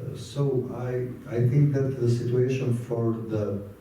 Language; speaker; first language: English; non-native, fluent; Albanian